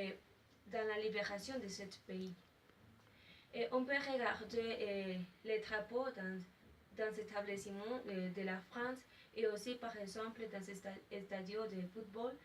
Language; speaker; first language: French; non-native, learner; Spanish